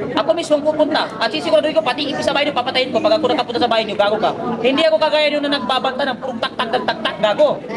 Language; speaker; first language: Filipino; non-native, local second language; Maguindanaon